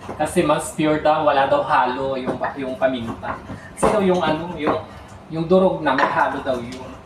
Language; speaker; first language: Filipino; non-native, local second language; Iloko